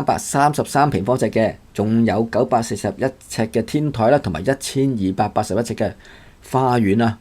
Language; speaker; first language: Cantonese; native; Cantonese